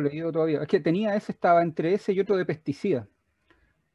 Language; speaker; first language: Spanish; native; Spanish